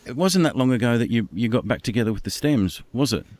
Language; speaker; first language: English; native; English